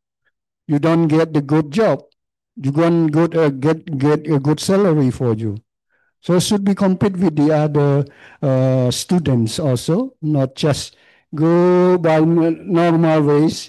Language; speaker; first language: English; non-native, learner; Khmer